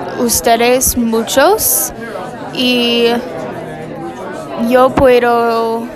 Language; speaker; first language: Spanish; non-native, learner; English